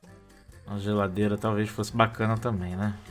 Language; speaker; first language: Portuguese; native; Portuguese